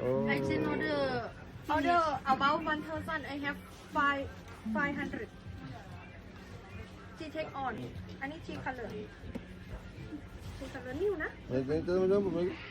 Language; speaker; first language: English; non-native, learner; Thai